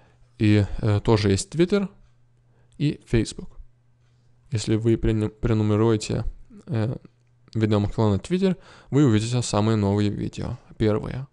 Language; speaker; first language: Russian; non-native, fluent; Lithuanian